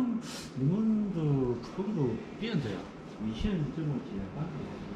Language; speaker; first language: Chinese; non-native, fluent; Korean